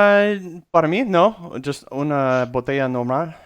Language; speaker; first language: Spanish; non-native, learner; English